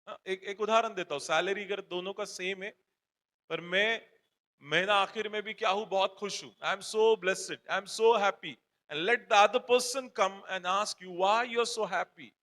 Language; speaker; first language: Hindi; non-native, local second language; Marathi